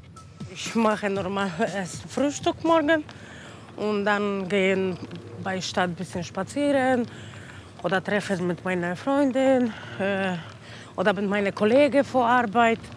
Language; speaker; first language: German; non-native, learner; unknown